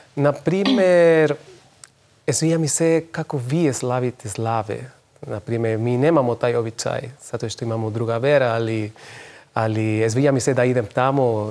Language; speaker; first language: Serbian; non-native, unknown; Spanish